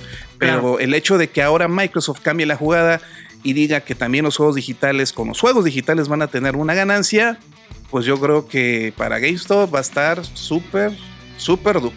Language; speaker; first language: Spanish; native; Spanish